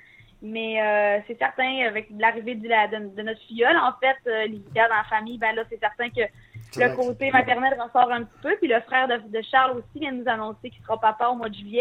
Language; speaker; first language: French; native; French